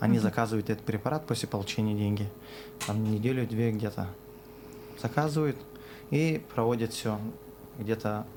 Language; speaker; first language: Russian; non-native, local second language; Azerbaijani